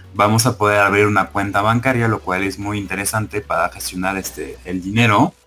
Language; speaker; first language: Spanish; non-native, fluent; French